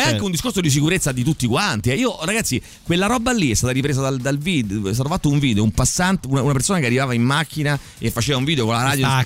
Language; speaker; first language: Italian; native; Italian